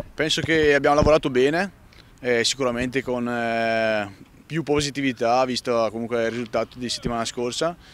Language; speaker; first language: Italian; native; Italian